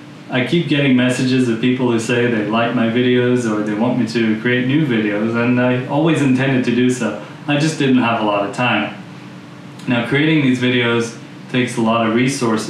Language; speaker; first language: English; non-native, fluent; Dutch